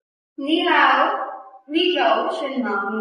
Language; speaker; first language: Chinese; non-native, learner; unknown